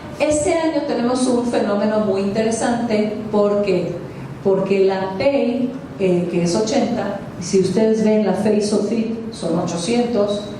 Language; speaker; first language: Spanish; non-native, fluent; Hebrew